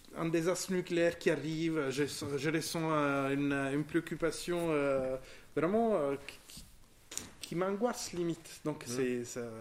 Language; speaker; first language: French; non-native, fluent; Italian